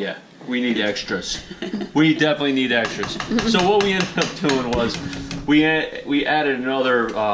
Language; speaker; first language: English; native; English